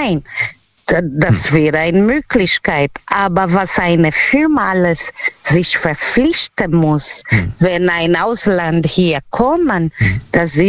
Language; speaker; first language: German; non-native, learner; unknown